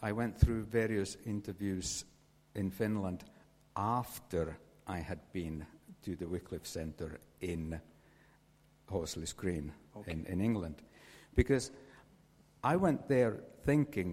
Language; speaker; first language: English; non-native, fluent; Finnish